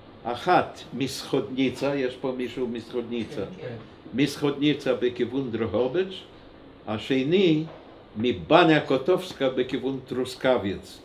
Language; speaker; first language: Hebrew; non-native, fluent; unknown